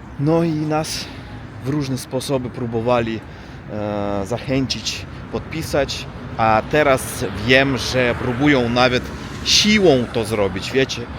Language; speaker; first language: Polish; non-native, learner; Russian